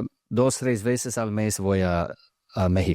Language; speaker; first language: Spanish; early bilingual, heritage; English